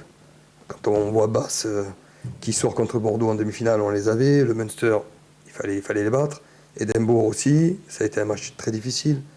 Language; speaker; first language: French; native; French